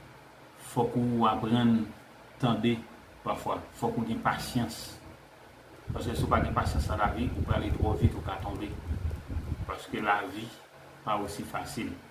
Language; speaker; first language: French; non-native, local second language; Haitian Creole